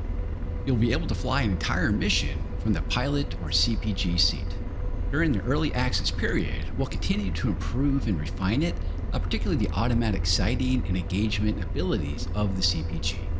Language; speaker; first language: English; native; English